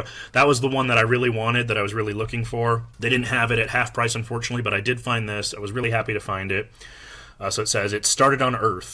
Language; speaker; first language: English; native; English